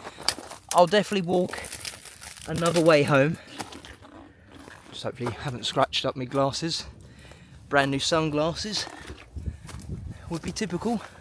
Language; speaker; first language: English; native; English